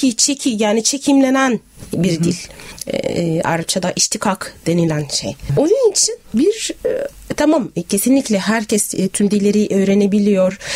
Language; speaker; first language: Turkish; non-native, fluent; Arabic